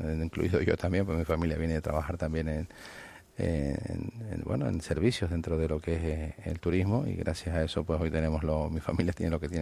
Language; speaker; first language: Spanish; native; Spanish